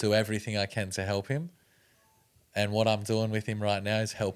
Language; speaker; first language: English; native; English